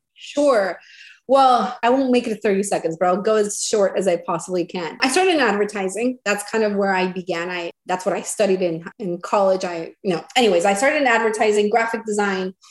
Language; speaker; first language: English; non-native, fluent; Spanish